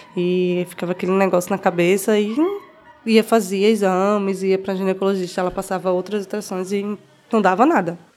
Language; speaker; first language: Portuguese; native; Portuguese